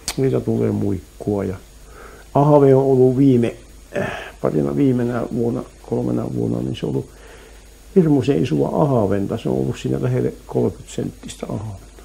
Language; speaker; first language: Finnish; native; Finnish